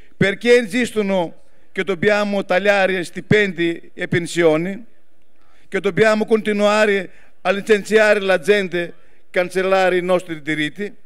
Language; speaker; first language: Italian; non-native, fluent; Greek